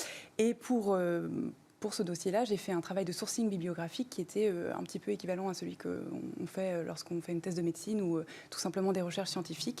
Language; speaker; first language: French; native; French